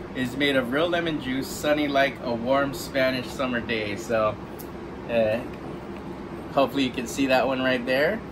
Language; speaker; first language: English; native; English